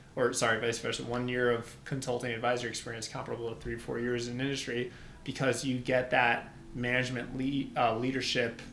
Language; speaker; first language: English; early bilingual, other home language; Albanian